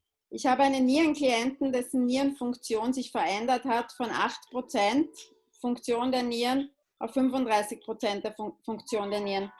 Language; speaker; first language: German; native; German